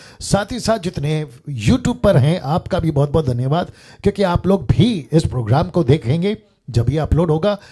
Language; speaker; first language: Hindi; native; Hindi